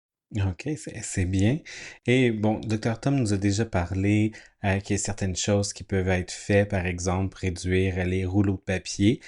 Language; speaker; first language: French; native; French